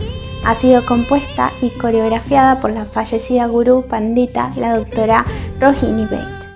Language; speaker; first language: Spanish; native; Spanish